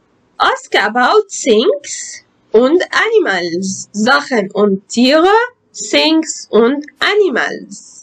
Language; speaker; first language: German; non-native, fluent; Arabic